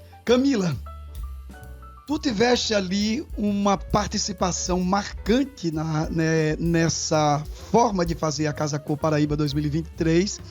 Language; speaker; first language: Portuguese; native; Portuguese